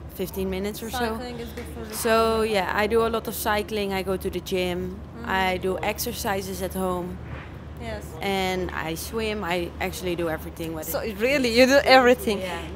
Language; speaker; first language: English; non-native, fluent; Dutch